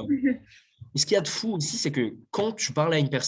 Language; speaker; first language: French; native; French